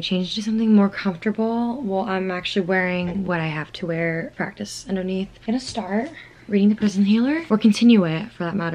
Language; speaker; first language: English; native; English